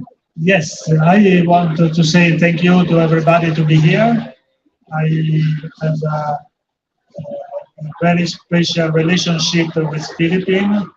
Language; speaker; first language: English; non-native, fluent; Italian